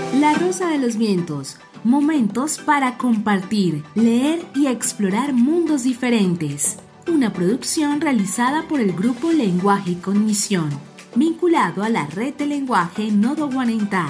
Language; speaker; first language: Spanish; native; Spanish